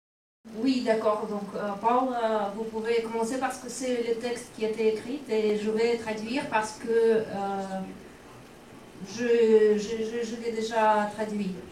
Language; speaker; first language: French; non-native, fluent; Russian